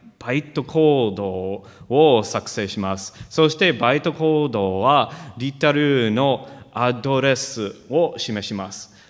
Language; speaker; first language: Japanese; non-native, fluent; English